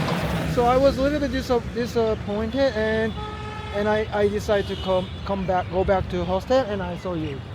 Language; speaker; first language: English; non-native, learner; Korean